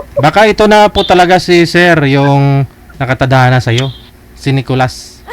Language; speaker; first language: Filipino; native; Filipino